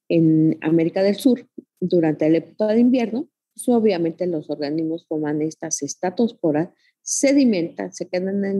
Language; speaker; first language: Spanish; native; Spanish